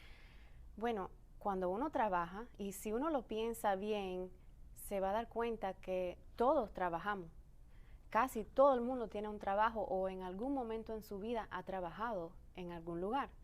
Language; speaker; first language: Spanish; early bilingual, other home language; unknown